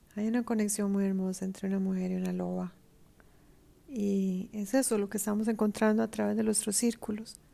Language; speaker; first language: Spanish; native; Spanish